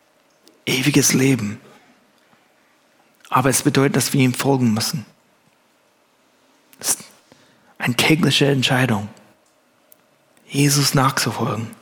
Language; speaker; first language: German; non-native, fluent; English